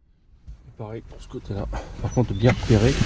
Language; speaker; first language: French; native; French